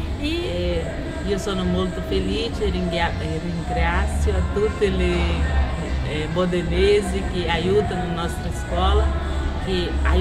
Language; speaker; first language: Italian; non-native, fluent; Portuguese